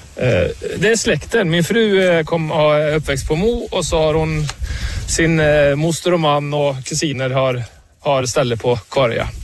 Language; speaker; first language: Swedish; native; Swedish